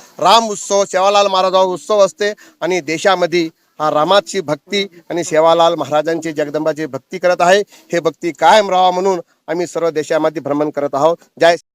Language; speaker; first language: Marathi; non-native, local second language; Lambadi